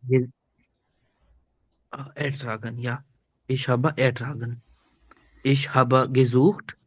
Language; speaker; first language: German; non-native, learner; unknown